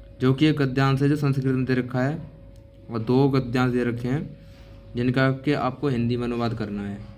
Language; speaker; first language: Hindi; native; Hindi